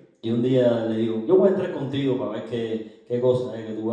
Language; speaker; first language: Spanish; native; Spanish